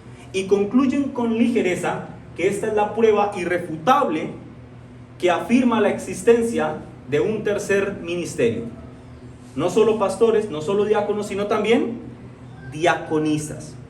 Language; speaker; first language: Spanish; native; Spanish